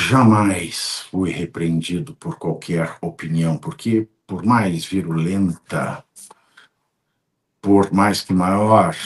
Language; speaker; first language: Portuguese; native; Portuguese